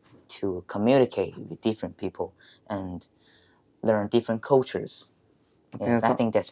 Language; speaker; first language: English; non-native, learner; Chinese